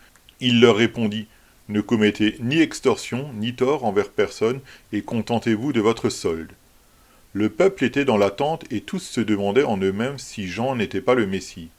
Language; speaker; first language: French; native; French